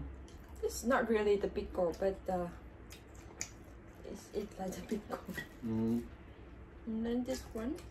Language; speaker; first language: English; non-native, learner; Vietnamese